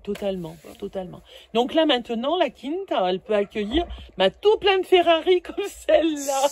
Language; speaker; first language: French; native; French